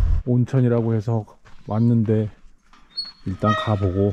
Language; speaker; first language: Korean; native; Korean